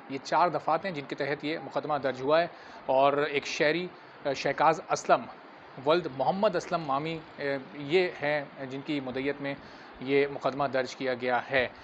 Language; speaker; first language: Urdu; native; Urdu